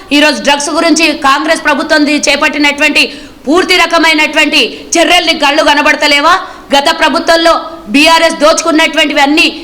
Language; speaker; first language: Telugu; native; Telugu